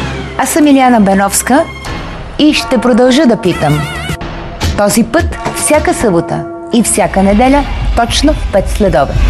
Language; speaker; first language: Bulgarian; native; Bulgarian